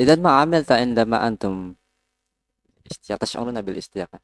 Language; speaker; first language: Arabic; non-native, learner; Indonesian